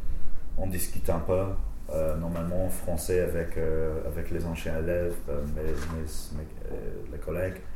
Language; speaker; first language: French; non-native, fluent; English